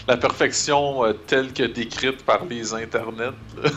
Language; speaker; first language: French; native; French